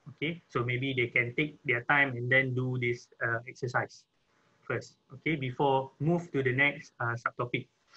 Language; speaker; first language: English; non-native, local second language; Malay